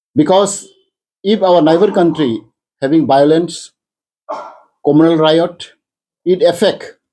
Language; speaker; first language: English; non-native, local second language; Bangla